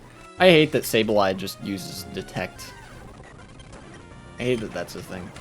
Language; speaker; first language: English; native; English